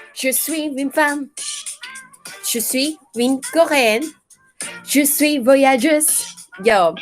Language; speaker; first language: French; non-native, learner; Korean